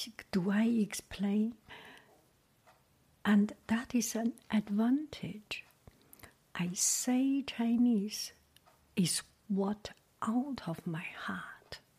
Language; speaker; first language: English; non-native, fluent; Chinese